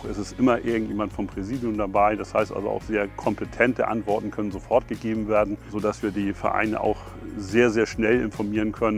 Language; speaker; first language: German; native; German